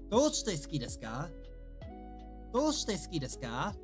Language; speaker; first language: Japanese; non-native, learner; English